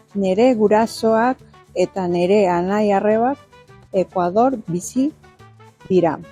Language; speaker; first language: Basque; non-native, learner; Spanish